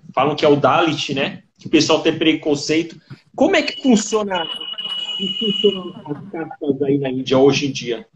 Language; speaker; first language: Portuguese; native; Portuguese